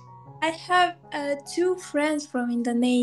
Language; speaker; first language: English; non-native, learner; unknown